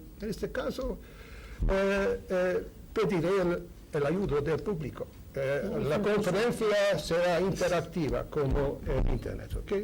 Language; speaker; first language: Spanish; non-native, fluent; Hungarian